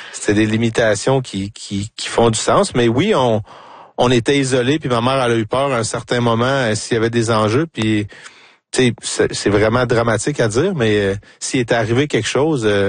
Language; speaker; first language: French; native; French